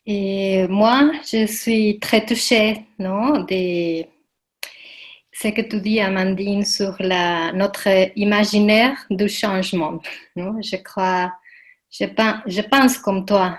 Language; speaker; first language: French; non-native, fluent; Spanish